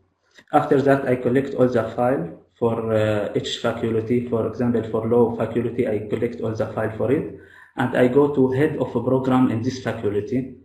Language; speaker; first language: English; non-native, fluent; Arabic